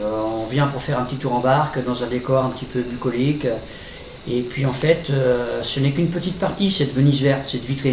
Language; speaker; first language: French; native; French